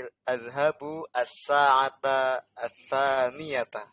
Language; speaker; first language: Arabic; non-native, learner; Indonesian